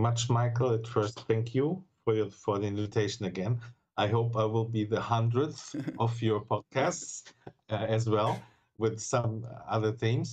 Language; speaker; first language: English; non-native, fluent; German